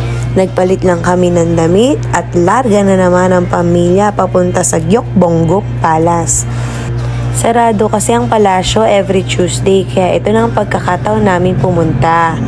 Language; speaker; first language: Filipino; native; Filipino